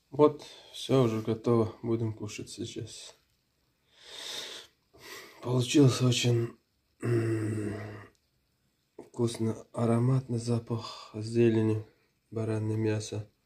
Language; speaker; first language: Russian; non-native, fluent; Uzbek